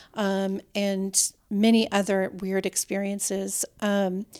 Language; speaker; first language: English; native; English